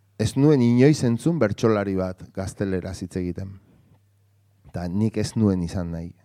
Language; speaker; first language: Basque; non-native, local second language; Spanish